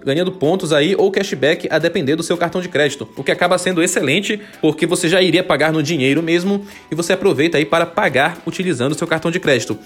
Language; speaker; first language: Portuguese; native; Portuguese